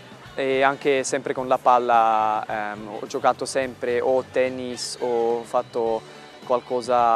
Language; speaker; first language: Italian; non-native, fluent; German